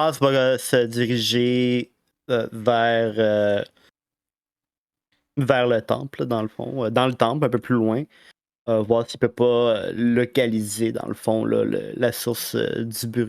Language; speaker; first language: French; native; French